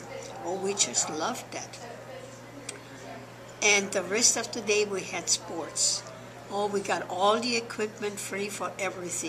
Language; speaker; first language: English; non-native, fluent; German